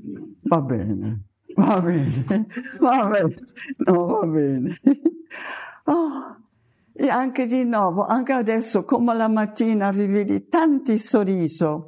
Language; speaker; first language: Italian; non-native, fluent; German